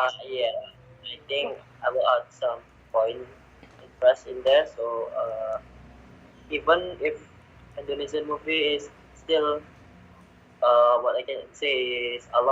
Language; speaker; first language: English; non-native, learner; Indonesian